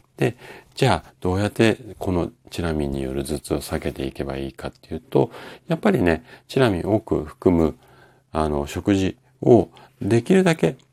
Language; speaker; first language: Japanese; native; Japanese